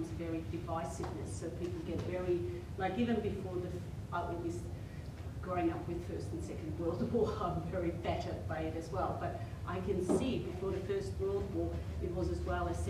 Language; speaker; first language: English; non-native, fluent; German